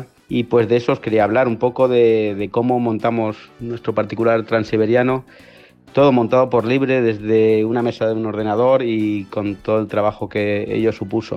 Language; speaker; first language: Spanish; native; Spanish